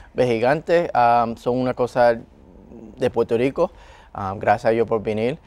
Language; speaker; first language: Spanish; early bilingual, heritage; Spanish